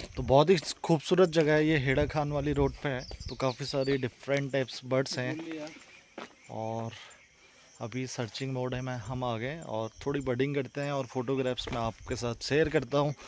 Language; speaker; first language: Hindi; native; Hindi